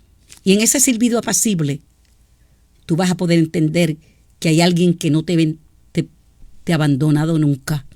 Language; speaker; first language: Spanish; native; Spanish